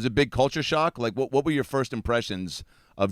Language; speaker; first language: English; native; English